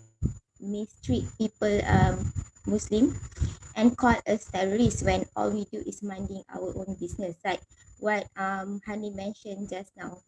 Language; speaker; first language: English; non-native, local second language; Malay